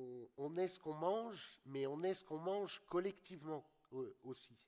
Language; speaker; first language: French; native; French